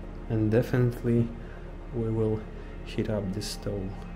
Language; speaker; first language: English; non-native, fluent; Ukrainian